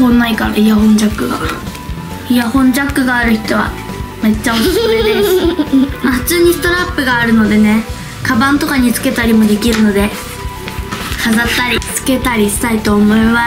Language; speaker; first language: Japanese; native; Japanese